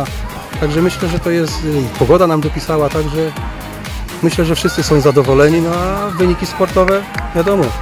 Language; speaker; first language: Polish; native; Polish